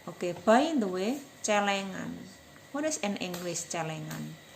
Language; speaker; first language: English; non-native, fluent; Indonesian